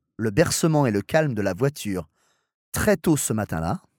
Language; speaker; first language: French; native; French